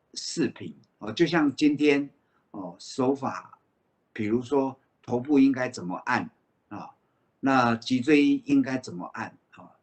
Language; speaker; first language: Chinese; native; Chinese